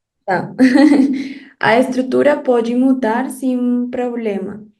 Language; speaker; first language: Portuguese; non-native, fluent; Spanish